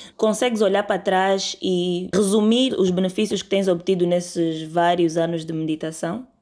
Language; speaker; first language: Portuguese; native; Portuguese